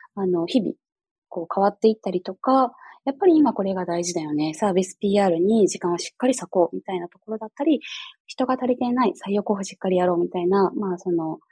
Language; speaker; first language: Japanese; native; Japanese